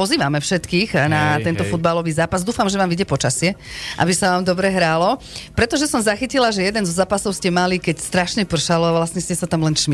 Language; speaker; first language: Slovak; native; Slovak